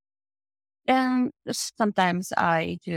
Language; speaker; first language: English; non-native, fluent; Japanese